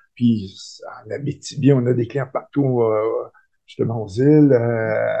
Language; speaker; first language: French; native; French